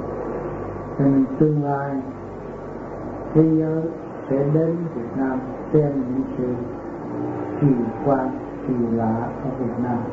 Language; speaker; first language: French; non-native, learner; Vietnamese